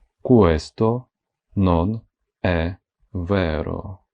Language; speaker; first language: Italian; non-native, fluent; Ukrainian